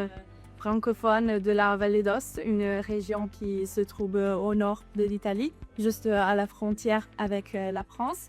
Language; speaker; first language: French; non-native, local second language; Italian